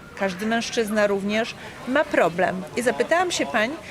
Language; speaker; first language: Polish; native; Polish